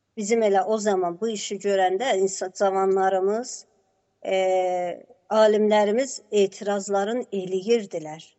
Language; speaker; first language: Azerbaijani; native; Azerbaijani